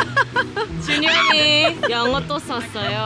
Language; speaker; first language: Korean; early bilingual, heritage; English